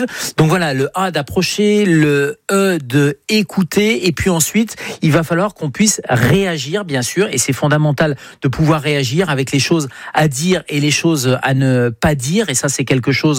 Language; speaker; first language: French; native; French